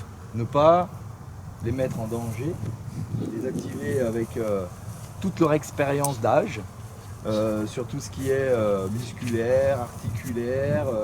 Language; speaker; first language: French; native; French